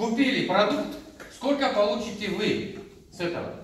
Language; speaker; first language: Russian; non-native, local second language; Kazakh